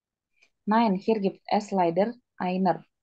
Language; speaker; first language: German; non-native, fluent; Indonesian